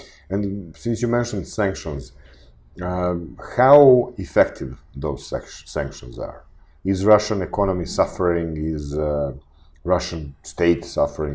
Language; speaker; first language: English; non-native, fluent; Serbian